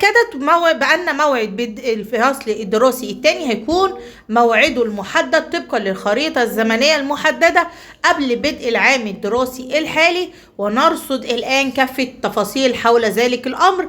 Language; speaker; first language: Arabic; native; Arabic